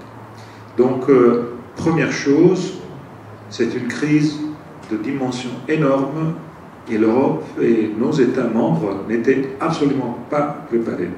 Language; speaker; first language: French; non-native, fluent; Italian